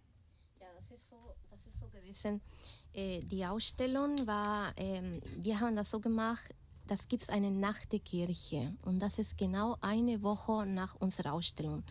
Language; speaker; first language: German; non-native, fluent; Spanish